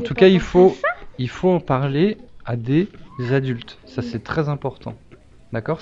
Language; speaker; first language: French; native; French